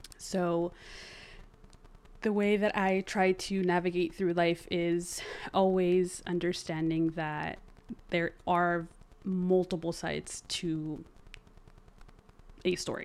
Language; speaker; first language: English; early bilingual, other home language; Spanish